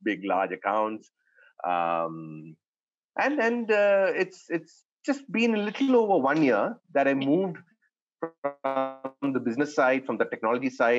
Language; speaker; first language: English; non-native, local second language; Tamil